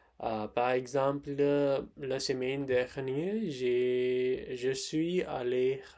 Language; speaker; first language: French; non-native, learner; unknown